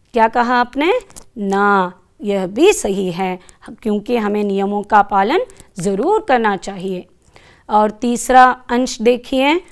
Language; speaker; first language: Hindi; non-native, local second language; Kannada